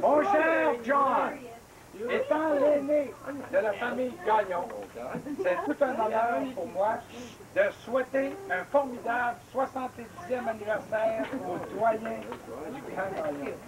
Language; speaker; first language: French; native; French